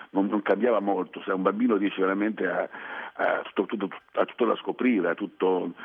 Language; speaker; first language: Italian; early bilingual, other home language; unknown